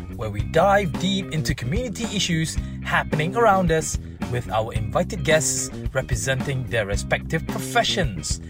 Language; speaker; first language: English; non-native, local second language; Malay